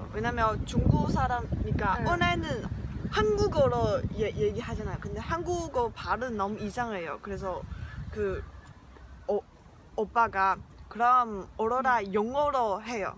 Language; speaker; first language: Korean; non-native, learner; Chinese